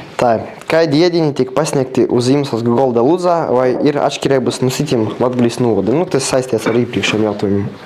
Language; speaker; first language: Latvian; native; Latvian